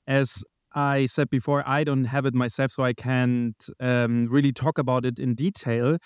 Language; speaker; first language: English; non-native, fluent; German